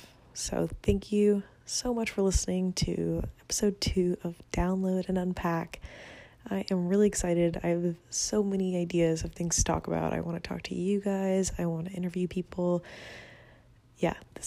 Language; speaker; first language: English; non-native, fluent; Spanish